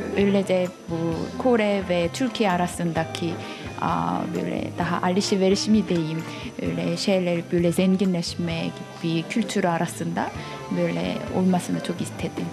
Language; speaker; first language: Turkish; non-native, fluent; Korean